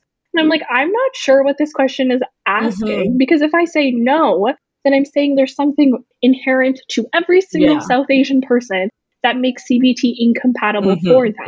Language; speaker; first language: English; native; English